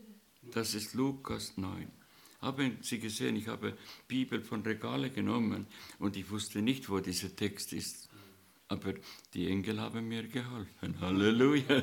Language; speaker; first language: German; non-native, learner; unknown